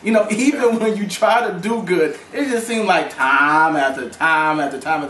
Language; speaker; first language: English; native; English